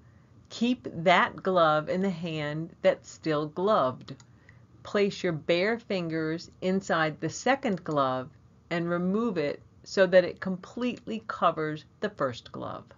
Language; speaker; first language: English; native; English